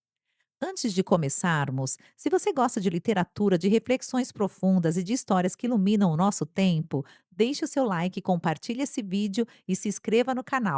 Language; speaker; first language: Portuguese; native; Portuguese